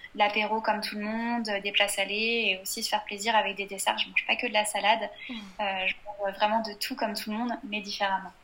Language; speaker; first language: French; native; French